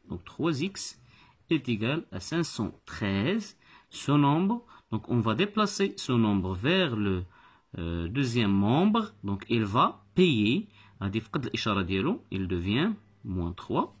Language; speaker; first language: French; non-native, local second language; Arabic